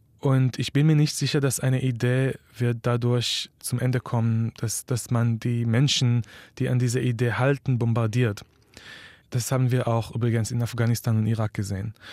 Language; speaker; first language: German; non-native, fluent; Hebrew